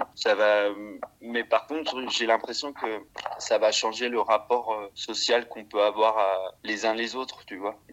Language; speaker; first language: French; native; French